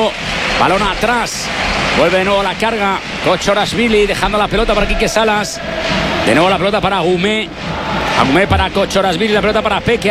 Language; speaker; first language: Spanish; native; Spanish